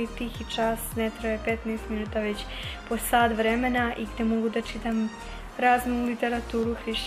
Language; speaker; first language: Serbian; non-native, local second language; Slovak